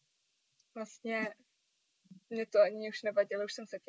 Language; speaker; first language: Czech; early bilingual, heritage; Czech